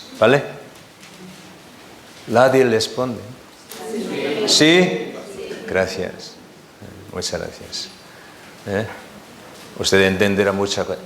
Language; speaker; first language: Spanish; non-native, learner; Korean